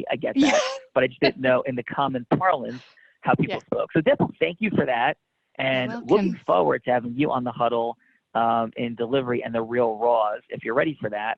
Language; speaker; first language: English; native; English